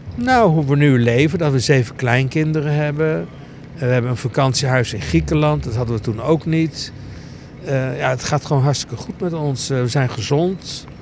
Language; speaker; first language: Dutch; early bilingual, other home language; Greek